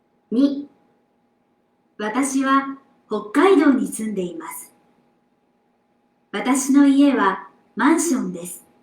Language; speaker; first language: Japanese; non-native, learner; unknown